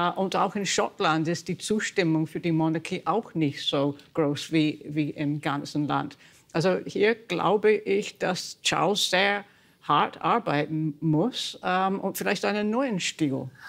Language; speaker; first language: German; non-native, fluent; English